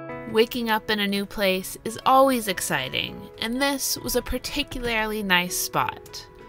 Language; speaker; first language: English; native; English